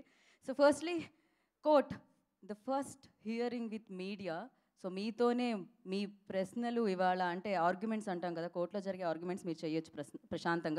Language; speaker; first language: Telugu; native; Telugu